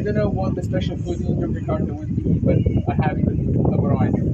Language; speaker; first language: English; non-native, fluent; Slovenian